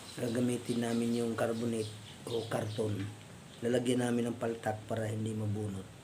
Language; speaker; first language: Filipino; native; Filipino